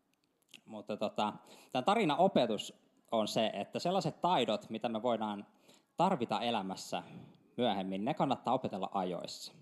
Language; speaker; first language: Finnish; native; Finnish